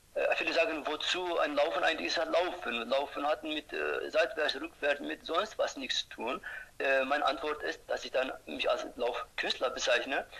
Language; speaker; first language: German; non-native, fluent; Turkish